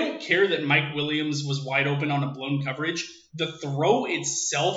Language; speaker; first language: English; native; English